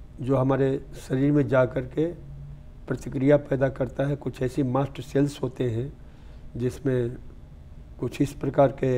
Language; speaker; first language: Hindi; native; Hindi